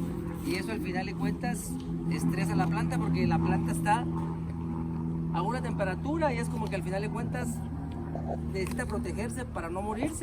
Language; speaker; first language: Spanish; native; Spanish